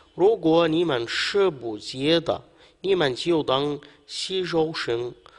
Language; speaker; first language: Chinese; non-native, fluent; Arabic